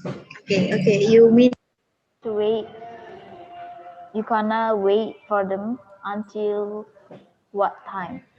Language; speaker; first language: English; non-native, fluent; Indonesian